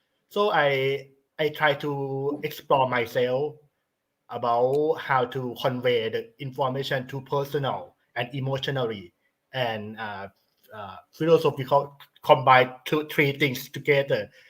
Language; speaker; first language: English; non-native, learner; Thai